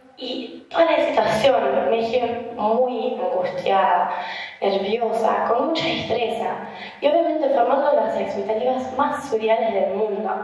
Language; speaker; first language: Spanish; non-native, fluent; German